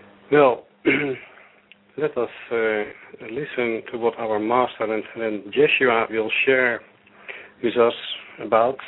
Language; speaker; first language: English; non-native, fluent; Dutch